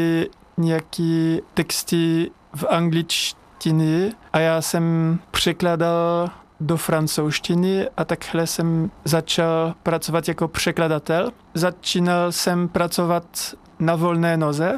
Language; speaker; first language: Czech; non-native, learner; French